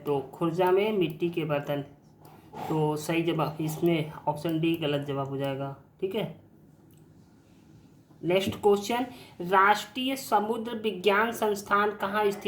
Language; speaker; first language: Hindi; native; Hindi